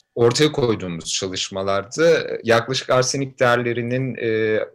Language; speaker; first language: Turkish; native; Turkish